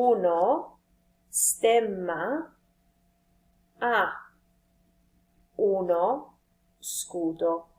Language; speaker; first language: Italian; non-native, fluent; English